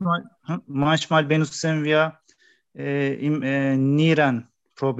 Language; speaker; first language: German; non-native, learner; Turkish